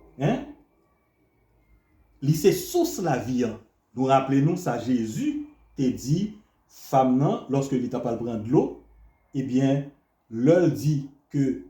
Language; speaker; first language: French; non-native, local second language; Haitian Creole